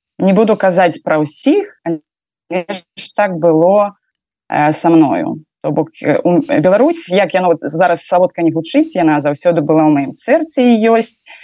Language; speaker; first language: Belarusian; native; Belarusian